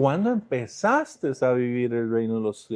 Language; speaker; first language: Spanish; native; Spanish